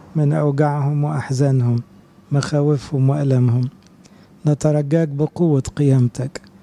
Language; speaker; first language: Arabic; native; Arabic